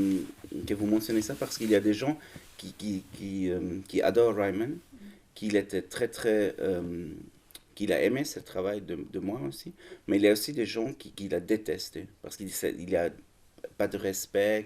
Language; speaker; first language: French; non-native, learner; German